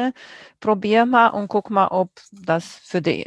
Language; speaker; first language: German; non-native, fluent; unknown